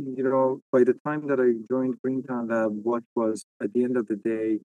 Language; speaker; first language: English; non-native, fluent; Persian